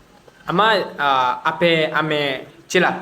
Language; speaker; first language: Burmese; non-native, learner; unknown